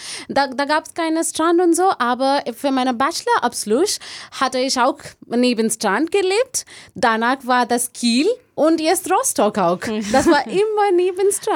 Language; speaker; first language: German; non-native, learner; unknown